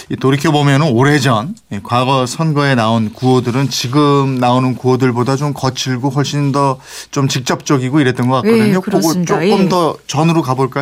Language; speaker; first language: Korean; native; Korean